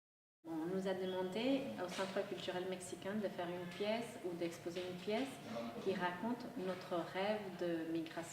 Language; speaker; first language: French; non-native, local second language; Spanish